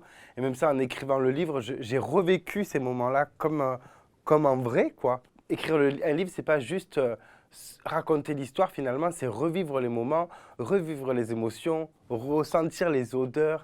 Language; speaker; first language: French; native; French